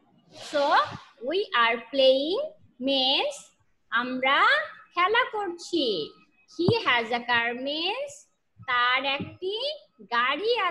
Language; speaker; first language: English; non-native, learner; Bangla